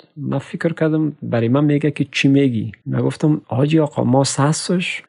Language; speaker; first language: Persian; native; Persian